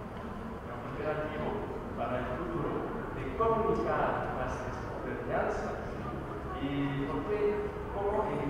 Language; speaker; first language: Spanish; non-native, learner; French